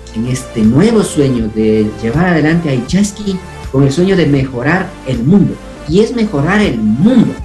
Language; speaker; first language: Spanish; non-native, local second language; Quechua